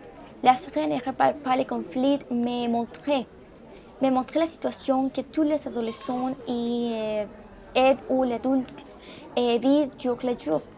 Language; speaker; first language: French; non-native, learner; Spanish